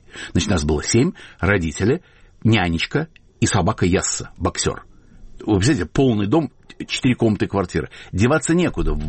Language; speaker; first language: Russian; native; Russian